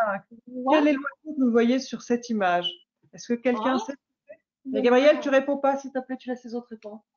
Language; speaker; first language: French; native; French